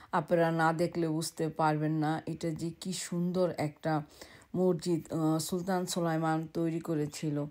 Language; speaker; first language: Bangla; early bilingual, heritage; Bangla